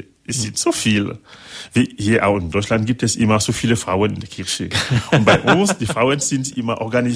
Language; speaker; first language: German; non-native, learner; French